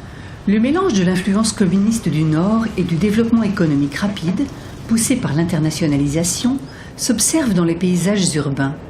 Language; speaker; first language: French; native; French